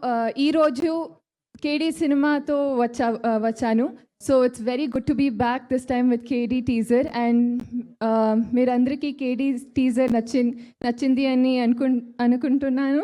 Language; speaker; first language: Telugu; non-native, learner; Kannada